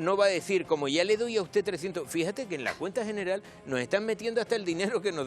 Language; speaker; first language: Spanish; native; Spanish